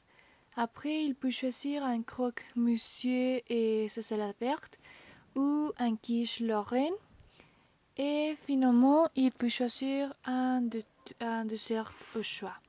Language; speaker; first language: French; non-native, learner; Spanish